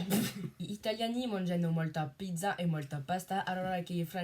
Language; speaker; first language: Italian; non-native, learner; French